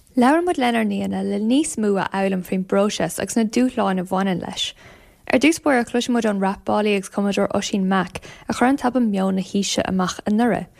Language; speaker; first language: Irish; native; Irish